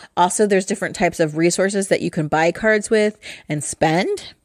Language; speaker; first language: English; native; English